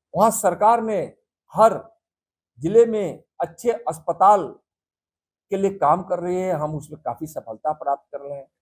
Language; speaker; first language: Hindi; native; Hindi